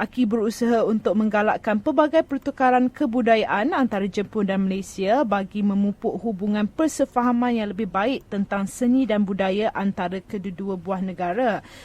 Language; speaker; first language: Malay; native; Malay